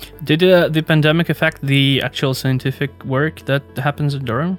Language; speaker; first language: English; non-native, fluent; Russian